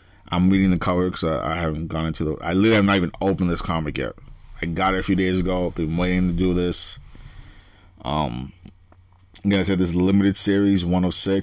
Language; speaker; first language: English; native; English